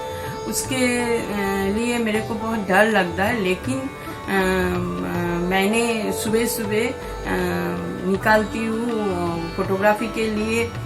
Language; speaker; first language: Hindi; non-native, local second language; Bangla